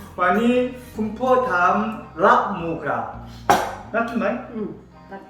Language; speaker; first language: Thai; non-native, learner; Korean